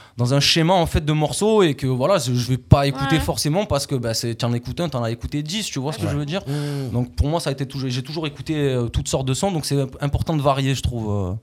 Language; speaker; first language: French; native; French